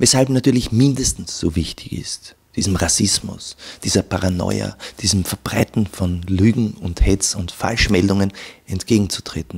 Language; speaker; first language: German; native; German